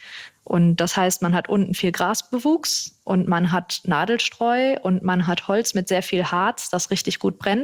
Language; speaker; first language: German; native; German